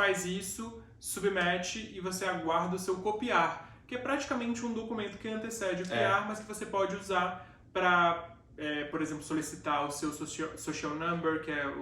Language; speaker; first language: Portuguese; native; Portuguese